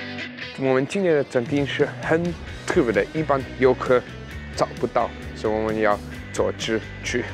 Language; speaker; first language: Chinese; non-native, learner; German